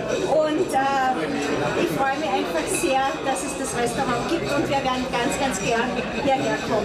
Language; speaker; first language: German; native; German